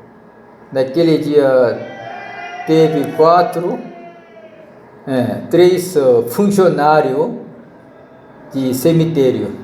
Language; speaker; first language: Portuguese; non-native, learner; Korean